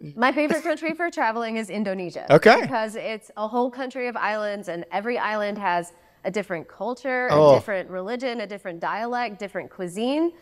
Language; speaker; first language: English; native; English